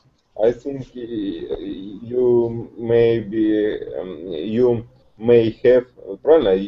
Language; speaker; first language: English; non-native, learner; Russian